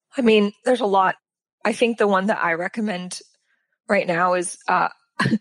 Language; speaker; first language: English; native; English